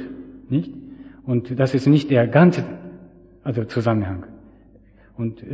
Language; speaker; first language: German; non-native, fluent; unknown